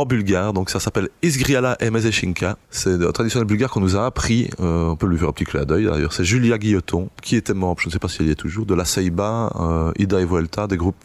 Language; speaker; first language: French; native; French